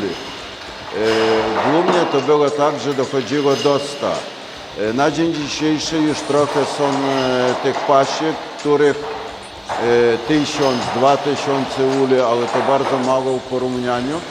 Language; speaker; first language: Polish; non-native, learner; Ukrainian